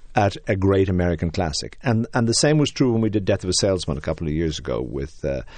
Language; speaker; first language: English; native; English